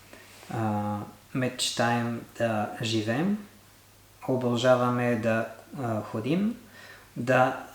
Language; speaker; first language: Bulgarian; non-native, learner; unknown